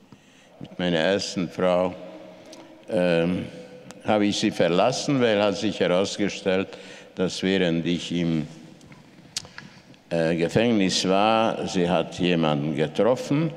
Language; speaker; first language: German; non-native, fluent; Hungarian